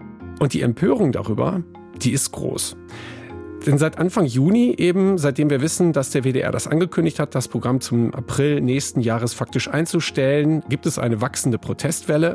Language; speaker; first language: German; native; German